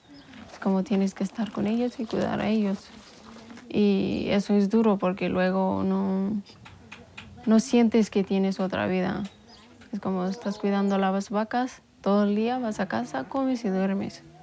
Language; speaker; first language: Spanish; non-native, local second language; Amharic